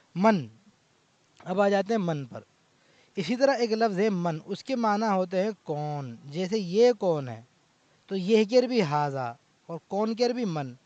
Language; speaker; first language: Urdu; native; Urdu